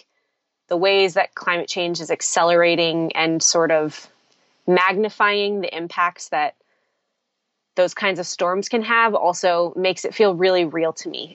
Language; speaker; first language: English; native; English